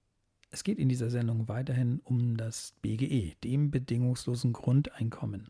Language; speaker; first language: German; native; German